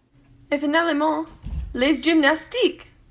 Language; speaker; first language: French; non-native, learner; English